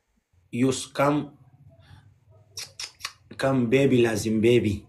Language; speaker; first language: English; non-native, learner; Pashto